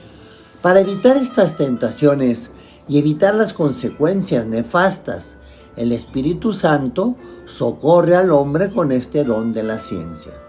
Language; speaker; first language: Spanish; native; Spanish